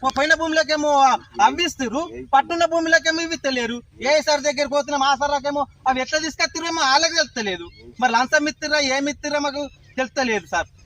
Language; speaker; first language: Telugu; native; Telugu